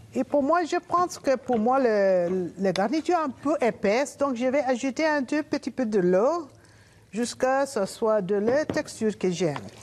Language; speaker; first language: French; non-native, learner; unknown